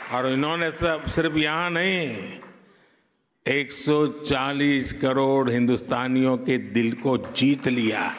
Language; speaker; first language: Hindi; non-native, local second language; Gujarati